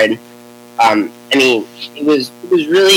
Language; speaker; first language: English; native; English